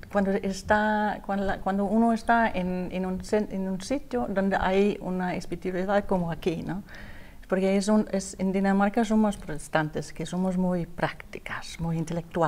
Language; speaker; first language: Spanish; non-native, learner; Danish